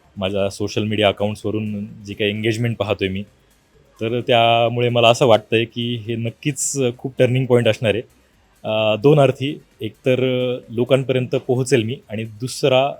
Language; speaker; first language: Marathi; native; Marathi